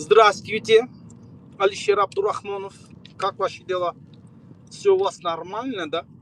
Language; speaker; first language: Russian; non-native, learner; Tajik